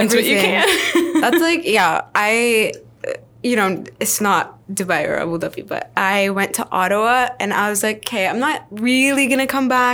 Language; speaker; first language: English; non-native, fluent; Arabic